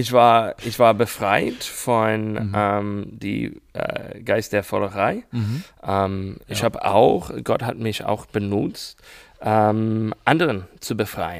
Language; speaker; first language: German; non-native, learner; English